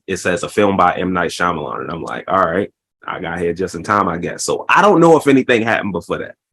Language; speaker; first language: English; native; English